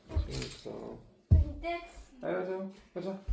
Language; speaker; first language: Korean; non-native, learner; French